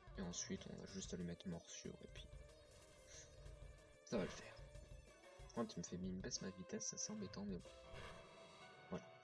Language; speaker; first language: French; native; French